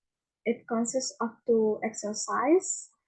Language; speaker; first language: English; non-native, learner; Indonesian